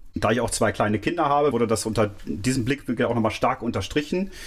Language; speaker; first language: German; native; German